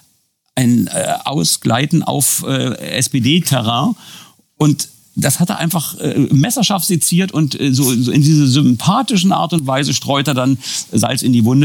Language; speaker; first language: German; native; German